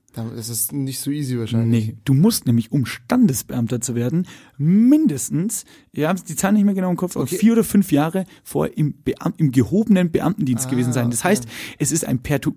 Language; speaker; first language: German; native; German